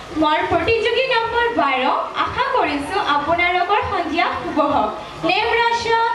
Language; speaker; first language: Assamese; non-native, local second language; Bangla